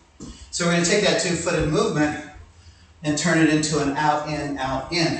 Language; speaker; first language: English; native; English